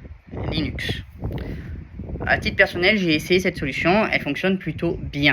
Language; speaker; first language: French; native; French